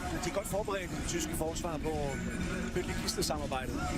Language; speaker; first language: Danish; native; Danish